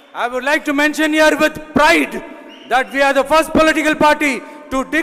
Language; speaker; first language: English; non-native, local second language; Tamil